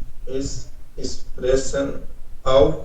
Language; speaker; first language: German; non-native, learner; Hindi